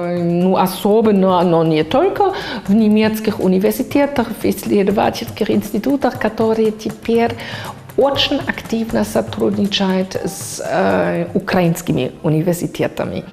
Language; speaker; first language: Russian; non-native, fluent; German